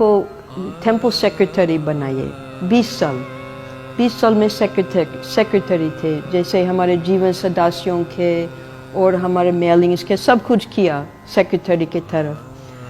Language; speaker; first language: Hindi; non-native, fluent; English